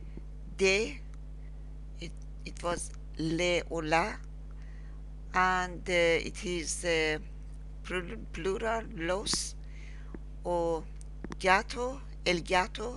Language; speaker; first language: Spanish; non-native, learner; Persian